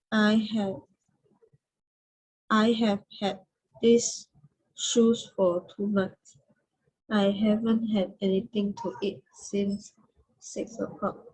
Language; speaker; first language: English; non-native, learner; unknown